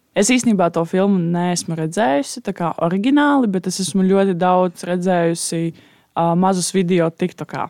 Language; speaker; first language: Latvian; native; Latvian